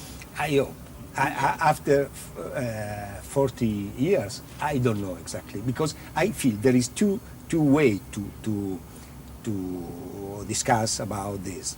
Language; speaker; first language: English; non-native, learner; Italian